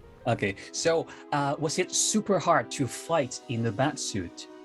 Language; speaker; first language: English; non-native, fluent; Cantonese